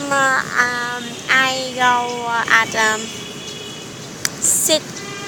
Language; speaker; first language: English; non-native, learner; Vietnamese